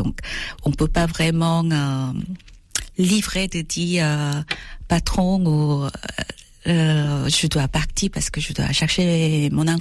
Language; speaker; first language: French; non-native, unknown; Korean